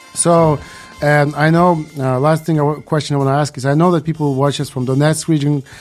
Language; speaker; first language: English; non-native, fluent; Ukrainian